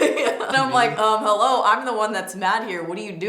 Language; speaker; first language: English; native; English